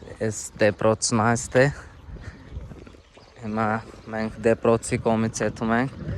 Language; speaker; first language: Armenian; non-native, learner; Hindi